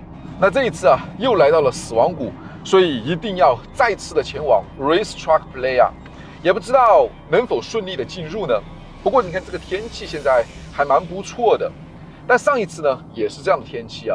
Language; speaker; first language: Chinese; native; Chinese